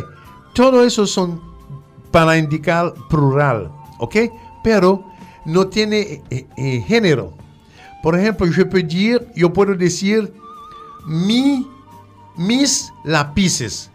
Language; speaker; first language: Spanish; non-native, fluent; French